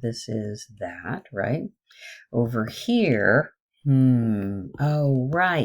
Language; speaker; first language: English; native; English